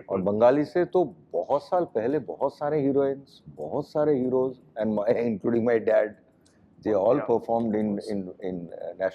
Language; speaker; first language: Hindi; non-native, local second language; Bangla